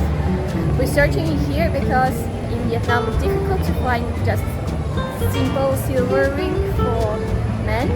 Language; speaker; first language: English; non-native, learner; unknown